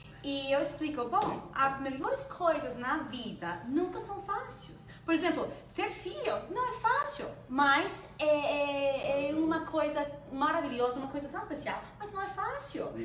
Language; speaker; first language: Portuguese; non-native, fluent; Spanish